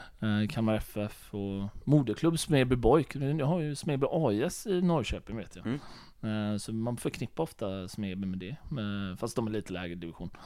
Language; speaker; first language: Swedish; early bilingual, other home language; Bosnian